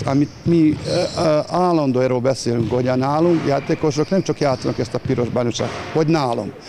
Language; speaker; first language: Hungarian; non-native, fluent; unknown